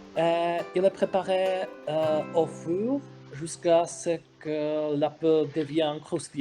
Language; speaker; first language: French; non-native, fluent; Czech